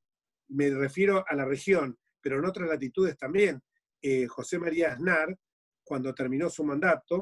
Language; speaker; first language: Spanish; native; Spanish